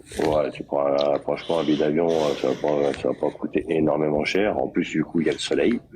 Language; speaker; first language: French; native; French